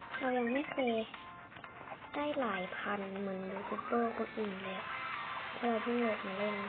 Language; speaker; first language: Thai; native; Thai